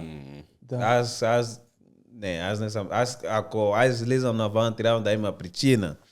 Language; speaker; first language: Bulgarian; non-native, learner; Portuguese